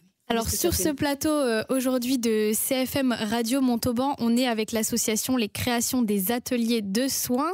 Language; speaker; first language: French; native; French